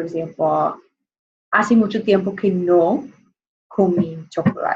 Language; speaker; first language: Spanish; non-native, fluent; English